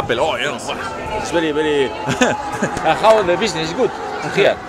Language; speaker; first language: English; non-native, learner; Spanish